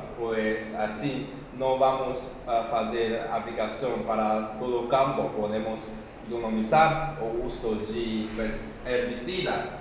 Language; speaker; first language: Portuguese; non-native, fluent; Chinese